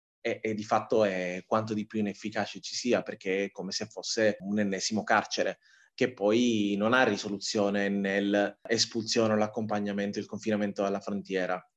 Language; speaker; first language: Italian; early bilingual, other home language; Tigrinya